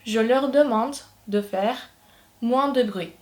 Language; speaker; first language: French; non-native, fluent; Turkish